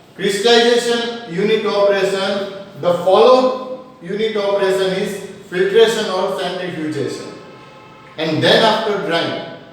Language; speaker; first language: English; non-native, local second language; Gujarati